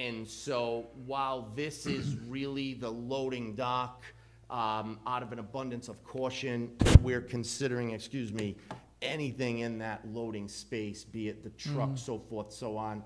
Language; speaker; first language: English; native; English